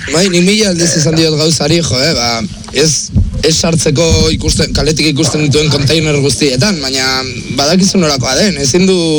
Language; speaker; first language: Basque; non-native, local second language; Spanish